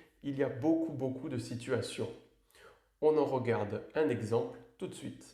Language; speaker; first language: French; native; French